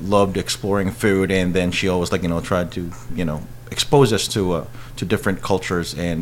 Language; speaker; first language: English; non-native, local second language; Filipino